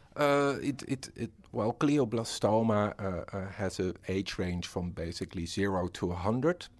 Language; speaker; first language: English; non-native, fluent; Dutch